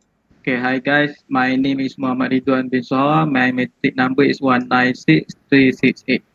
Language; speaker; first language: English; non-native, learner; Malay